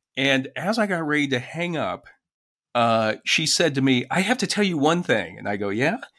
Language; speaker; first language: English; native; English